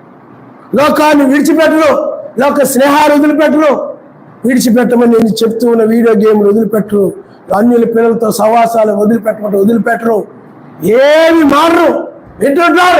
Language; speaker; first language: Telugu; native; Telugu